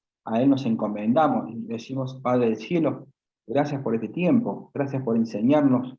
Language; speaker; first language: Spanish; native; Spanish